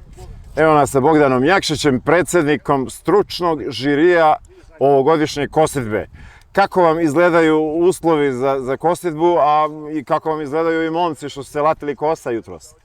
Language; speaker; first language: Bosnian; native; Bosnian